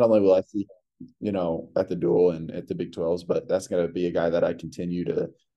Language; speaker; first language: English; native; English